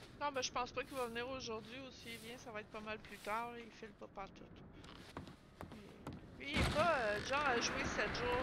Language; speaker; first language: French; native; French